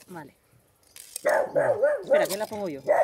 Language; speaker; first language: Spanish; native; Spanish